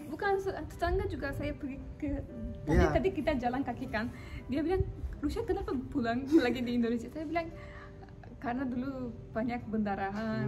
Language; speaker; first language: Indonesian; non-native, learner; Turkish